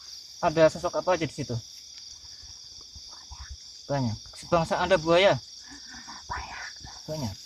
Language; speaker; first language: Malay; non-native, local second language; Javanese